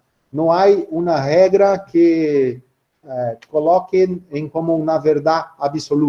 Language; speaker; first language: Spanish; non-native, learner; Portuguese